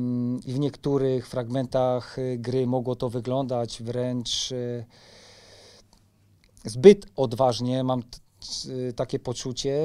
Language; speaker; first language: Polish; native; Polish